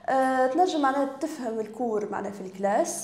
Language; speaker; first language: Arabic; native; Arabic